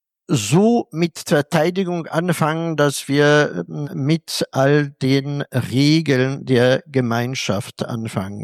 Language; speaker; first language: German; non-native, fluent; Polish